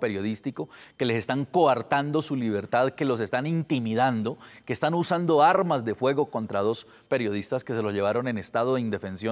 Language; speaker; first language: Spanish; native; Spanish